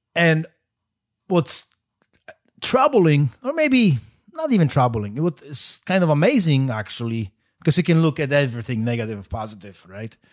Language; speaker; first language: English; non-native, fluent; Polish